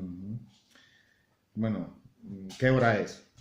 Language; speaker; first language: Spanish; non-native, fluent; Polish